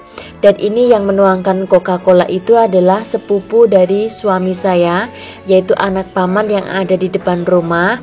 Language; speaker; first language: Indonesian; non-native, local second language; Javanese